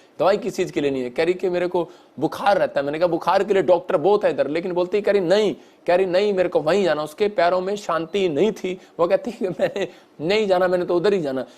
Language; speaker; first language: Hindi; non-native, local second language; Punjabi